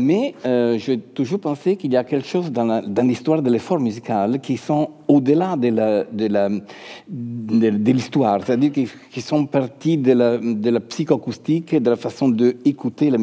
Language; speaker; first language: French; non-native, fluent; Italian